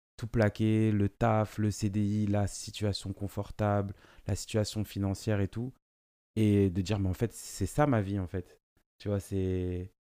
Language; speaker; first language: French; native; French